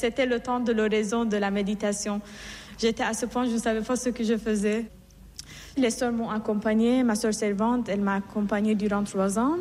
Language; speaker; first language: French; non-native, fluent; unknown